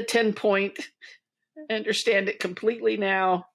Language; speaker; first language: English; native; English